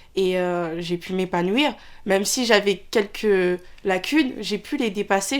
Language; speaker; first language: French; early bilingual, other home language; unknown